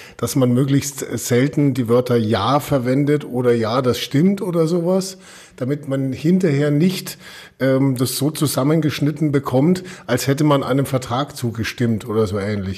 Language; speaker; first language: German; native; German